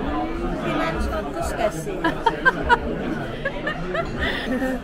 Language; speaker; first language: Finnish; non-native, fluent; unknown